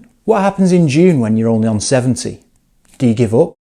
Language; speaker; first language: English; native; English